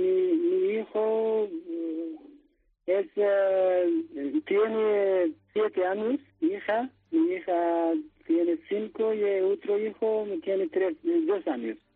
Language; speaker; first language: Spanish; non-native, learner; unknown